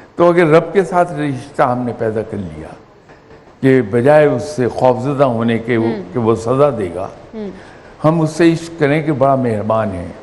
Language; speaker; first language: Urdu; native; Urdu